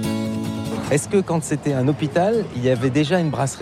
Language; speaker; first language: French; native; French